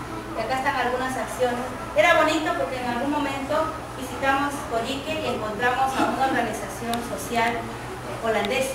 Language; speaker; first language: Spanish; native; Spanish